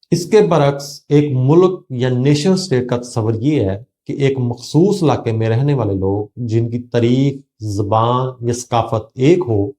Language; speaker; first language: Urdu; native; Urdu